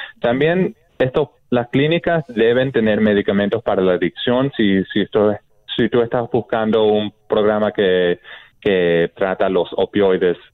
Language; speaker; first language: Spanish; non-native, fluent; English